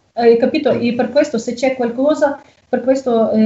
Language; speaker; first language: Italian; non-native, learner; Russian